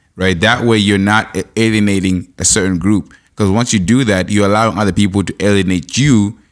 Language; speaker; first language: English; non-native, local second language; Shona